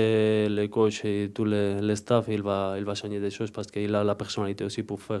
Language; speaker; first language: French; non-native, fluent; Spanish